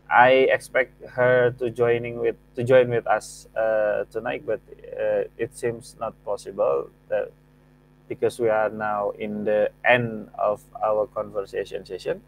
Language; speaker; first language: English; non-native, fluent; Indonesian